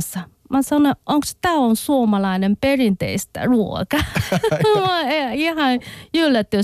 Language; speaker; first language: Finnish; non-native, learner; Chinese